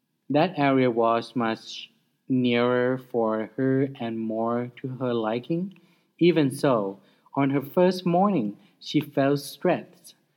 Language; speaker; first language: English; non-native, fluent; Thai